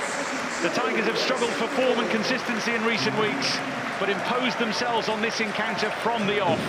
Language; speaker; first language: English; native; English